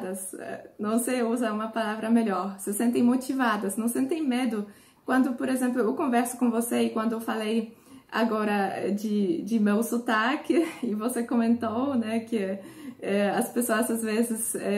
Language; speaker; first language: Portuguese; non-native, fluent; Polish